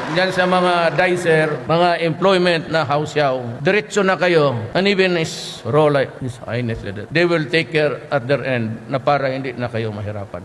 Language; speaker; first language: Filipino; non-native, local second language; Cebuano